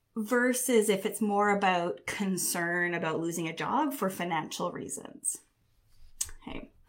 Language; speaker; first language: English; native; English